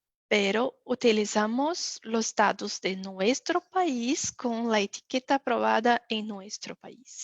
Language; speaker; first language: Spanish; non-native, fluent; Portuguese